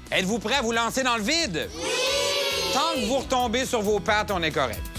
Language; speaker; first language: French; native; French